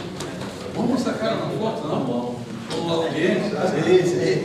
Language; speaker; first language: Spanish; non-native, fluent; Portuguese